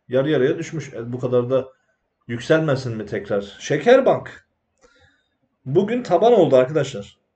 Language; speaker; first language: Turkish; native; Turkish